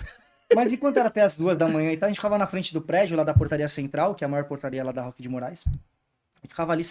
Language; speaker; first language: Portuguese; native; Portuguese